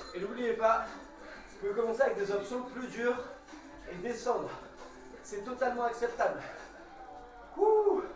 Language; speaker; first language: French; native; French